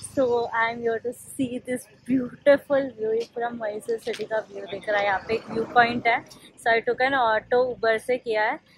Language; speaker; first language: Hindi; native; Hindi